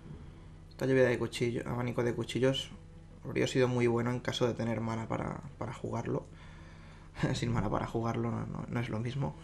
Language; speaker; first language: Spanish; native; Spanish